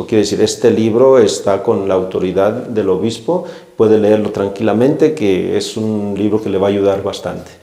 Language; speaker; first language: Spanish; native; Spanish